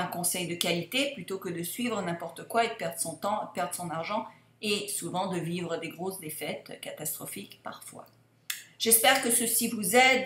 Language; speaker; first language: French; native; French